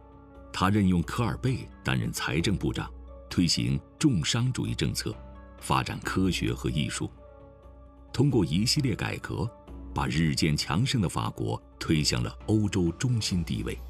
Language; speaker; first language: Chinese; native; Chinese